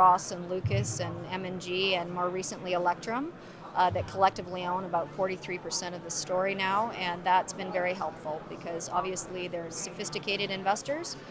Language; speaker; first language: English; native; English